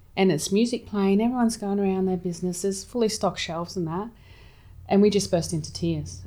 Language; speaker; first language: English; native; English